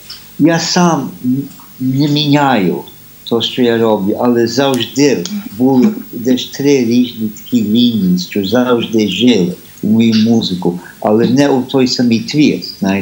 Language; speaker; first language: Ukrainian; early bilingual, heritage; Ukrainian